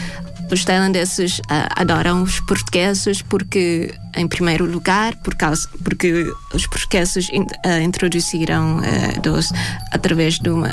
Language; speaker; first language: Portuguese; non-native, fluent; Thai